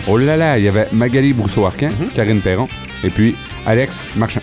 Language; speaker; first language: French; native; French